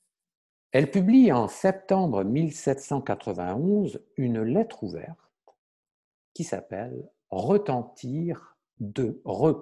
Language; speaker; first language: French; native; French